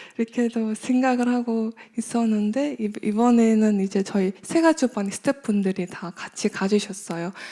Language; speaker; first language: Korean; non-native, fluent; Mongolian